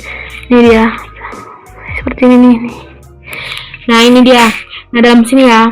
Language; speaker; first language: Indonesian; native; Indonesian